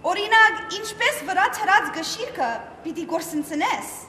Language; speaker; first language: Armenian; early bilingual, other home language; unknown